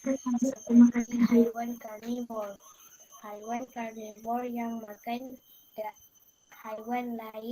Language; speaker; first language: Malay; native; Malay